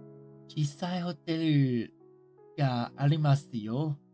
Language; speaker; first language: Japanese; non-native, learner; English